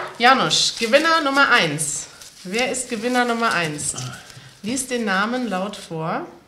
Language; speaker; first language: German; native; German